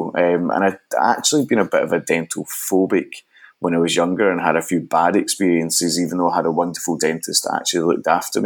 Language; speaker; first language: English; native; English